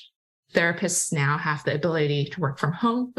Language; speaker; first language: English; non-native, local second language; Cantonese